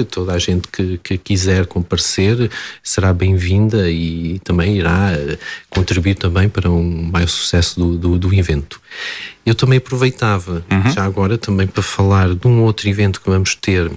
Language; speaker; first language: Portuguese; native; Portuguese